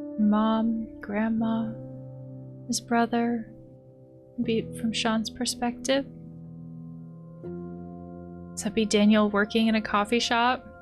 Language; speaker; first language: English; native; English